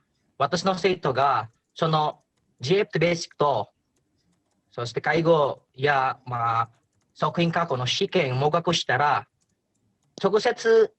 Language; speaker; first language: Japanese; non-native, learner; Indonesian